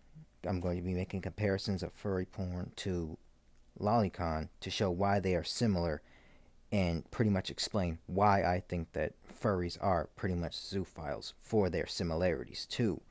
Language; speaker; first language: English; native; English